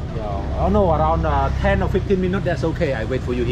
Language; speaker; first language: English; non-native, learner; Khmer